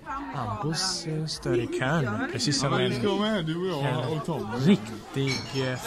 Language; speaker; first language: Swedish; non-native, fluent; Italian